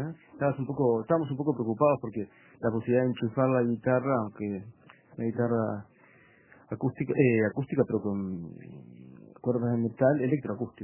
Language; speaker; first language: Spanish; native; Spanish